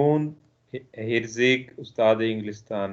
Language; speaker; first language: Persian; non-native, learner; Urdu